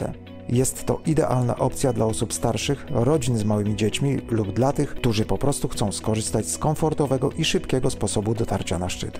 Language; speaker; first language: Polish; native; Polish